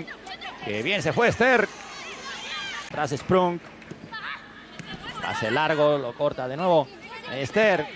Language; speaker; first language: Spanish; native; Spanish